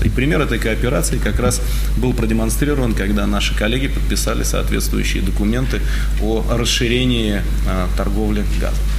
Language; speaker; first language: Russian; native; Russian